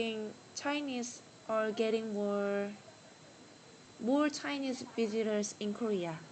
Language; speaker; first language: English; non-native, learner; Korean